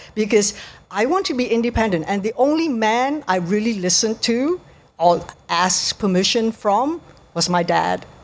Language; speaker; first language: English; native; English